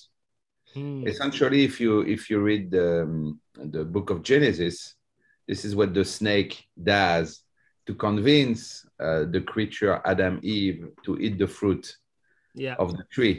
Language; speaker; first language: English; non-native, fluent; French